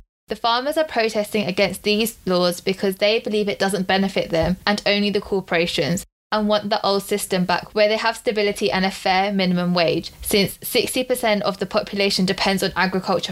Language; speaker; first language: English; early bilingual, other home language; Punjabi